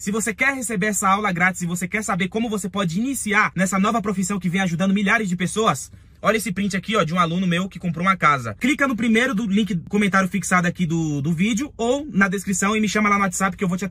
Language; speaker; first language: Portuguese; native; Portuguese